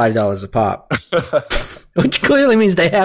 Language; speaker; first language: English; non-native, fluent; Russian